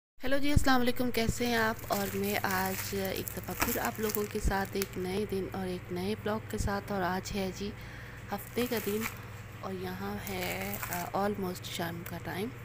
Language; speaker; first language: Urdu; non-native, local second language; Punjabi